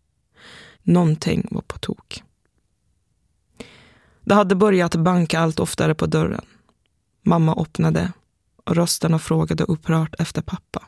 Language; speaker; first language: Swedish; early bilingual, other home language; Persian